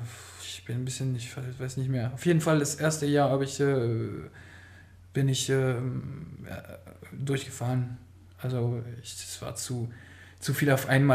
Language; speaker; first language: German; non-native, fluent; French